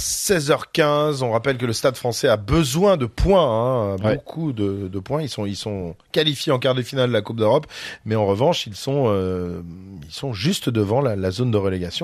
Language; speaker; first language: French; native; French